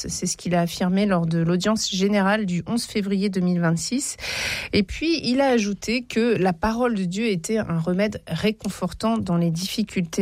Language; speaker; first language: French; native; French